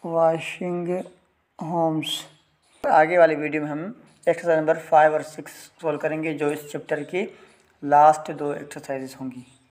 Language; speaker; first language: Urdu; non-native, local second language; Sindhi